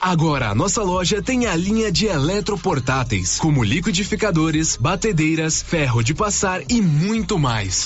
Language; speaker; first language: Portuguese; native; Portuguese